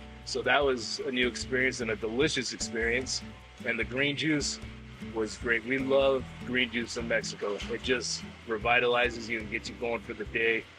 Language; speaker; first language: English; native; English